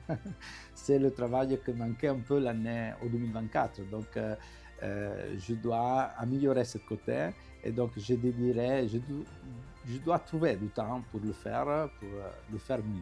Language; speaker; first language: French; non-native, fluent; Italian